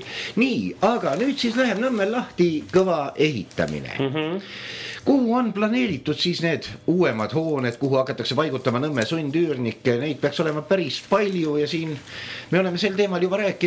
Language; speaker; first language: Estonian; native; Estonian